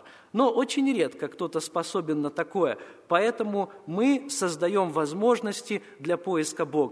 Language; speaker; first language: Russian; native; Russian